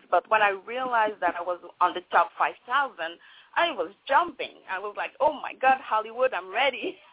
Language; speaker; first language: English; non-native, fluent; French